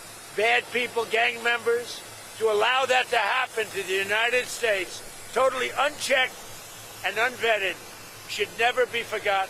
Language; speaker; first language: English; native; English